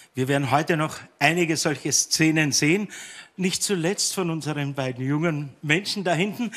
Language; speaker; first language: German; native; German